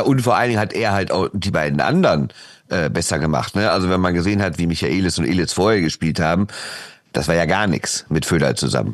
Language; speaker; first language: German; native; German